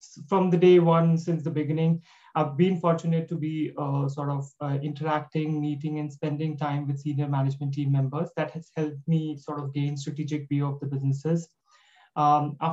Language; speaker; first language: English; non-native, local second language; Hindi